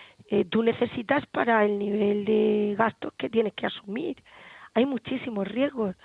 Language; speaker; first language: Spanish; native; Spanish